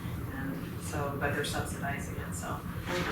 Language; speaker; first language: English; native; English